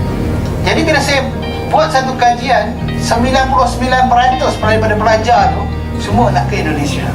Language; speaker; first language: Malay; native; Malay